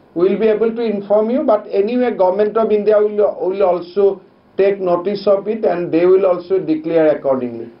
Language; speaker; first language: English; non-native, local second language; Assamese